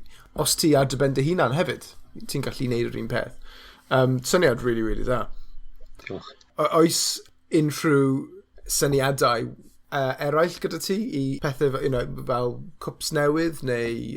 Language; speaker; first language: Welsh; non-native, learner; English